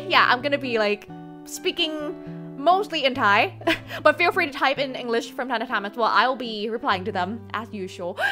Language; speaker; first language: English; non-native, fluent; Thai